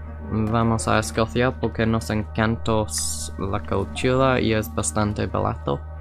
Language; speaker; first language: Spanish; non-native, learner; English